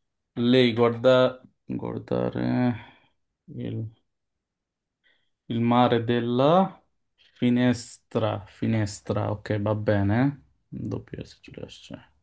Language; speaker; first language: Italian; non-native, learner; Bangla